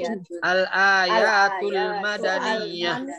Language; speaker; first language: Arabic; non-native, fluent; Indonesian